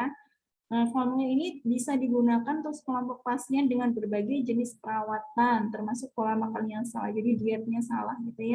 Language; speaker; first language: Indonesian; native; Indonesian